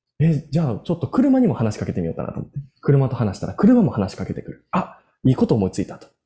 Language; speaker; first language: Japanese; native; Japanese